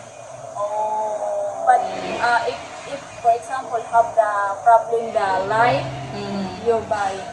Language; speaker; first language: English; non-native, learner; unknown